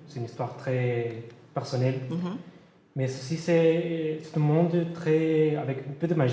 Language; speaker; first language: French; non-native, learner; Spanish